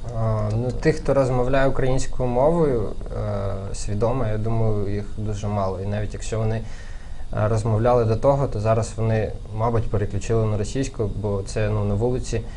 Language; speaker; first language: Ukrainian; non-native, local second language; Crimean Tatar